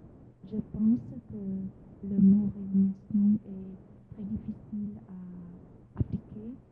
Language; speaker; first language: French; non-native, fluent; Vietnamese